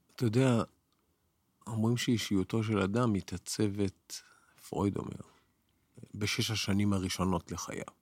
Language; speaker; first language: Hebrew; native; Hebrew